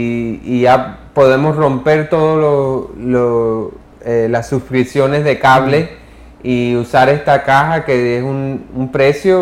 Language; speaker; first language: Spanish; early bilingual, heritage; English